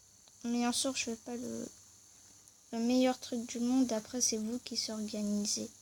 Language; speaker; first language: French; native; French